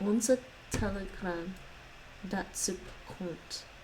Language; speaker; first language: Dutch; non-native, learner; English